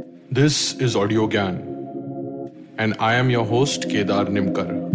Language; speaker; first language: English; non-native, local second language; Marathi